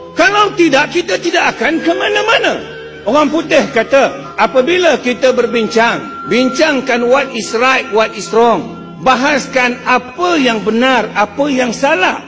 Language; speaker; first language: Malay; non-native, local second language; Chinese